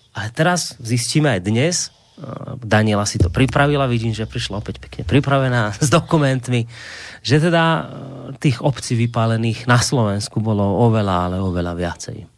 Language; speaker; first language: Slovak; native; Slovak